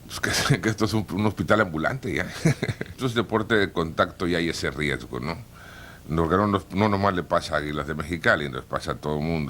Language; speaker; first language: Spanish; native; Spanish